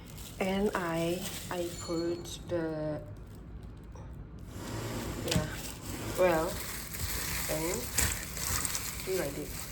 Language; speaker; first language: English; non-native, learner; Burmese